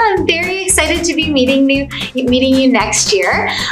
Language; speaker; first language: English; native; English